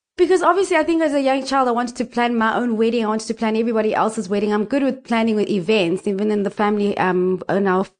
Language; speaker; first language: English; non-native, local second language; Northern Sotho